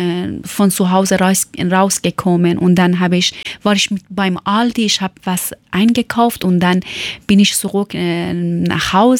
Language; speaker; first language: German; non-native, learner; Persian